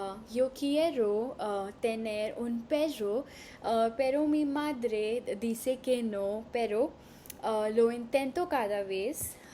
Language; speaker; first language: Spanish; non-native, learner; Hindi